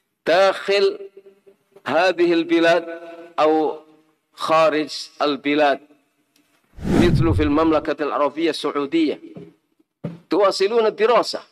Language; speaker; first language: Arabic; non-native, fluent; Indonesian